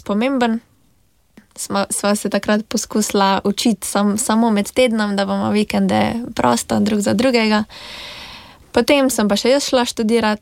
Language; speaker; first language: Slovenian; native; Slovenian